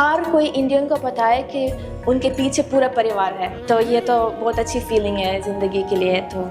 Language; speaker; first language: Hindi; non-native, fluent; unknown